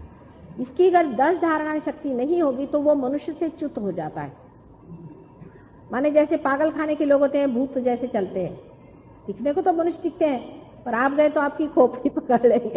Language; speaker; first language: Hindi; non-native, local second language; Marathi